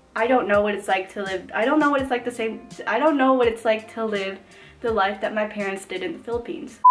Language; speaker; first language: English; native; English